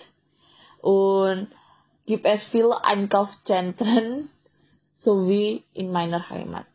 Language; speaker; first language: German; non-native, learner; Indonesian